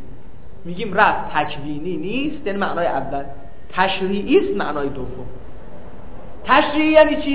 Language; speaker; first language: Persian; native; Persian